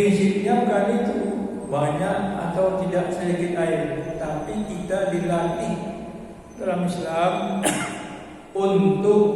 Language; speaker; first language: Indonesian; native; Indonesian